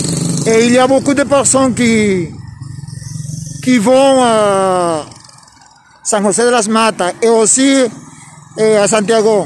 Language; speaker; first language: French; non-native, fluent; Spanish